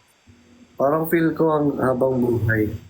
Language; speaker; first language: Filipino; native; Filipino